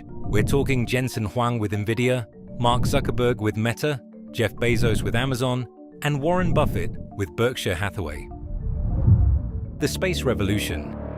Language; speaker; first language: English; native; English